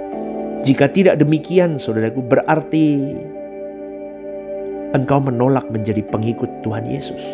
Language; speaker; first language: Indonesian; native; Indonesian